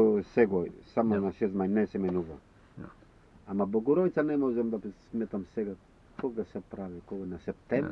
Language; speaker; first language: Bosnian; non-native, learner; Macedonian